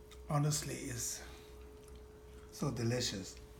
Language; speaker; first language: English; non-native, fluent; Persian